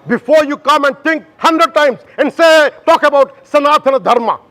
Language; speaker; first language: English; non-native, local second language; Telugu